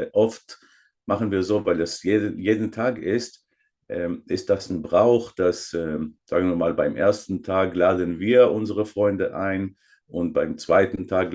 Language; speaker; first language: German; non-native, fluent; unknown